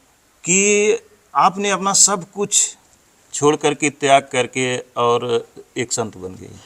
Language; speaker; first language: Hindi; native; Hindi